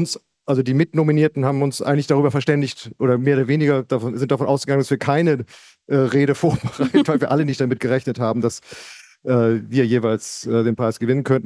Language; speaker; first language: German; native; German